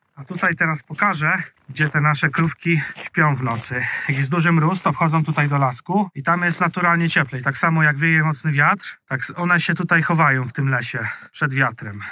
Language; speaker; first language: Polish; native; Polish